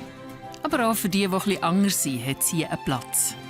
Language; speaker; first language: German; native; German